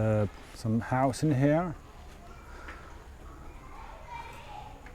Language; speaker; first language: English; non-native, fluent; Lithuanian